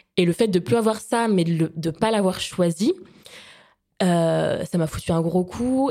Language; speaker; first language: French; native; French